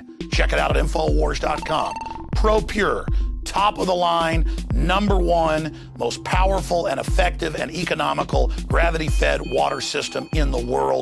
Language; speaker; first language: English; native; English